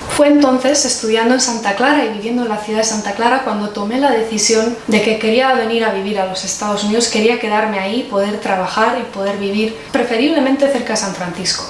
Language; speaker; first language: Spanish; native; Spanish